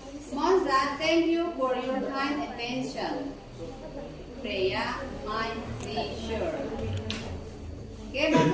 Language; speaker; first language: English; non-native, learner; Indonesian